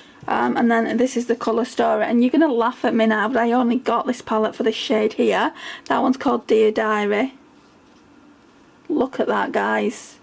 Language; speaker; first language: English; native; English